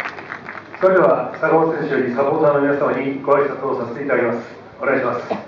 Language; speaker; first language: Japanese; native; Japanese